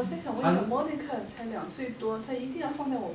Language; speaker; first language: Chinese; native; Chinese